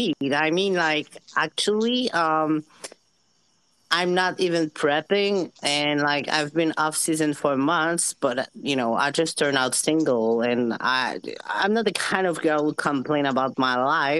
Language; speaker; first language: English; non-native, fluent; French